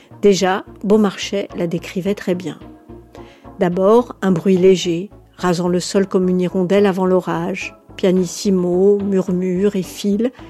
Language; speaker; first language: French; native; French